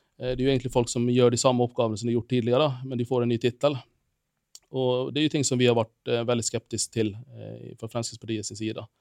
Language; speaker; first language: Norwegian; non-native, fluent; Finnish